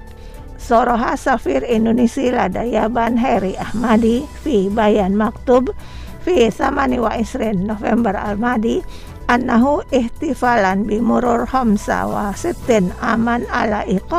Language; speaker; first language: Arabic; non-native, fluent; Indonesian